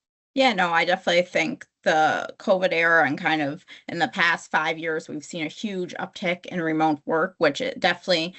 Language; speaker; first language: English; native; English